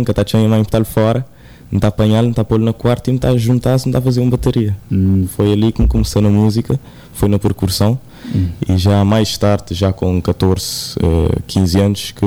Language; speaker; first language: Portuguese; non-native, local second language; Kabuverdianu